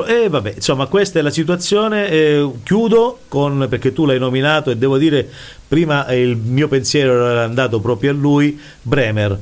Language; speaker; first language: Italian; native; Italian